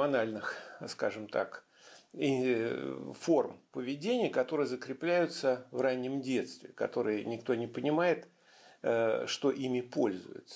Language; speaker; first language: Russian; native; Russian